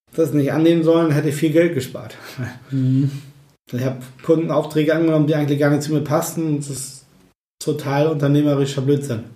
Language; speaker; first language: German; native; German